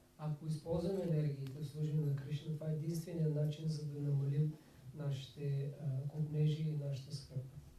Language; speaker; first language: Bulgarian; native; Bulgarian